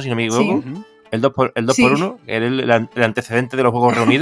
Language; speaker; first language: Spanish; native; Spanish